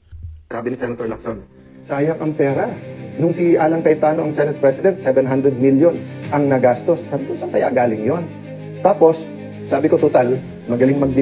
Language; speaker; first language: Filipino; native; Filipino